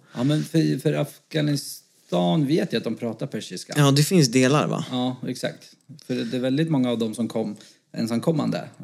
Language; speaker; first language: Swedish; native; Swedish